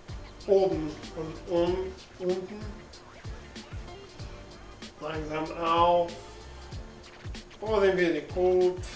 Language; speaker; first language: German; non-native, learner; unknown